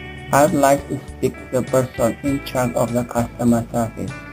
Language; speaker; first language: English; non-native, fluent; Indonesian